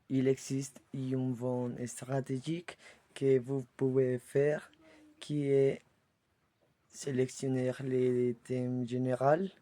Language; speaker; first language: French; non-native, learner; Spanish